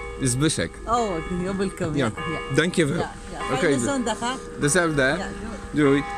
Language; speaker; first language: Dutch; non-native, learner; Polish